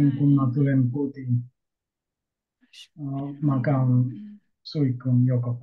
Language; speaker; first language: Finnish; non-native, learner; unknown